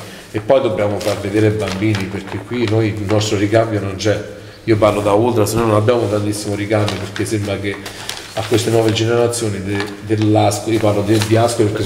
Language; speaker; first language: Italian; native; Italian